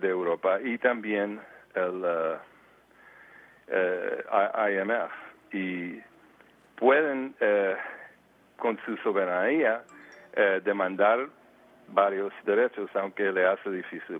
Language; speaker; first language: Spanish; early bilingual, heritage; Spanish